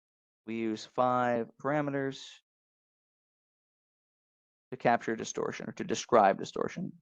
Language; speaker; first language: English; native; English